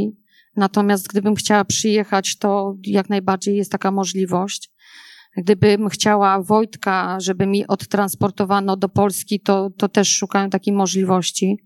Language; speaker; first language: Polish; native; Polish